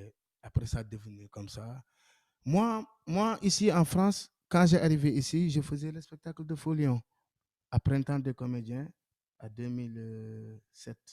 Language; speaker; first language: French; non-native, local second language; Wolof